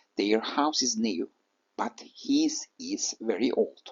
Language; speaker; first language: English; non-native, fluent; Turkish